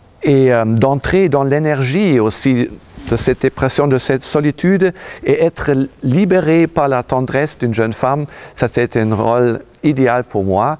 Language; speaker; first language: French; non-native, fluent; German